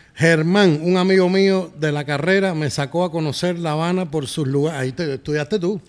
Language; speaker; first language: Spanish; native; Spanish